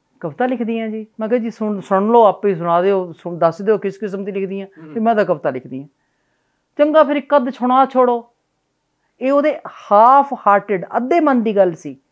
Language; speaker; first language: Punjabi; native; Punjabi